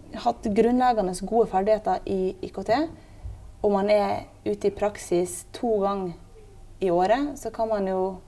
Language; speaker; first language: Norwegian; native; Norwegian